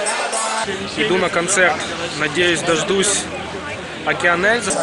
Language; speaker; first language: Russian; native; Russian